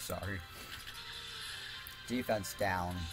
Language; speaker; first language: English; native; English